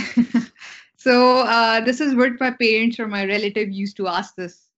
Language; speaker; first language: English; non-native, local second language; Urdu